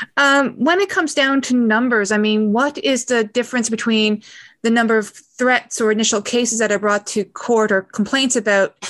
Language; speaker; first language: English; native; English